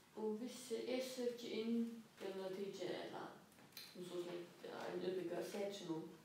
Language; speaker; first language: Danish; non-native, local second language; Faroese